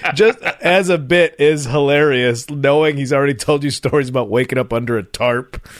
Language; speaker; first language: English; native; English